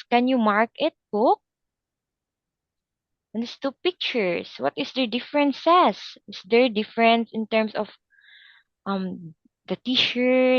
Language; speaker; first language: English; non-native, local second language; Filipino